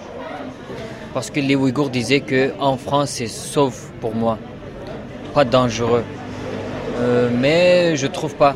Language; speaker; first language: French; non-native, learner; Uyghur